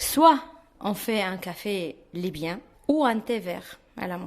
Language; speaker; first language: French; non-native, fluent; Arabic